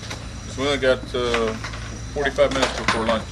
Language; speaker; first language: English; native; English